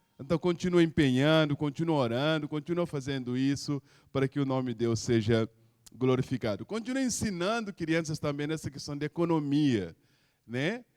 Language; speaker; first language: Portuguese; non-native, local second language; Upper Guinea Crioulo